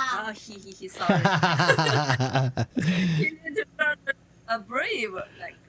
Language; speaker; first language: English; non-native, learner; Chinese